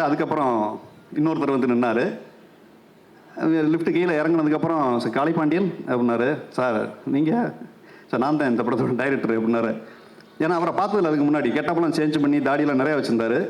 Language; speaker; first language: Tamil; native; Tamil